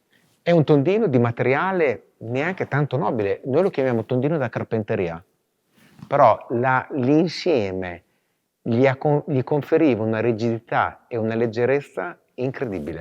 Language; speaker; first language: Italian; native; Italian